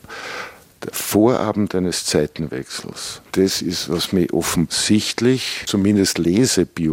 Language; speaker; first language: German; native; German